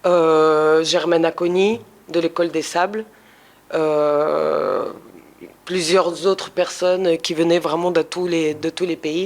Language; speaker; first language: French; non-native, fluent; Russian